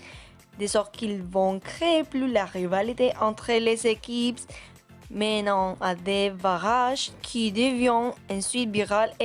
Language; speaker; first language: French; non-native, learner; Spanish